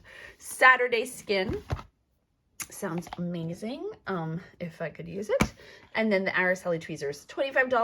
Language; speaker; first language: English; native; English